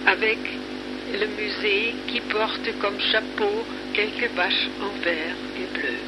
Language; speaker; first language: French; non-native, fluent; German